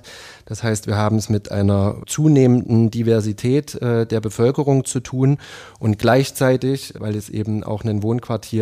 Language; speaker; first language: German; native; German